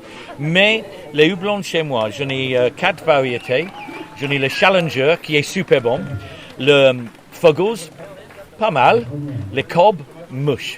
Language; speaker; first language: French; non-native, learner; English